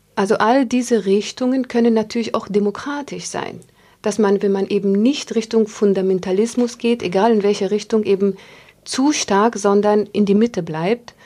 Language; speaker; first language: German; non-native, fluent; Pashto